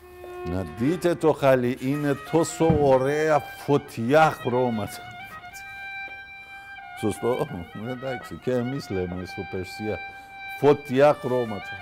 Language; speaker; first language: Greek; non-native, learner; Persian